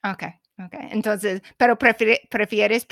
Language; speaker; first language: Spanish; non-native, fluent; English